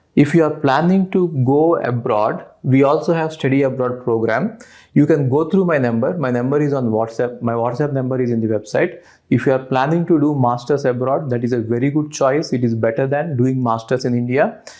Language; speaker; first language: English; non-native, local second language; Telugu